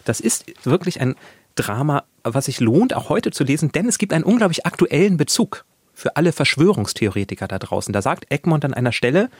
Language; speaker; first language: German; native; German